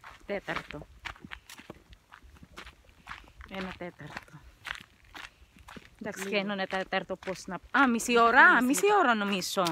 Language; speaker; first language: Greek; non-native, learner; Filipino